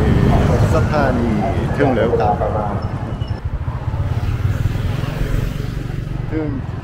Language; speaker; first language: Thai; non-native, learner; Korean